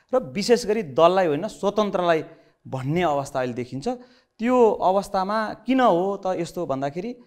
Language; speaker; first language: Nepali; native; Nepali